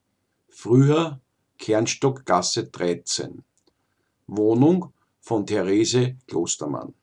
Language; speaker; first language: German; native; German